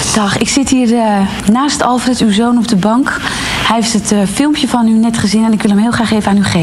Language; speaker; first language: Dutch; native; Dutch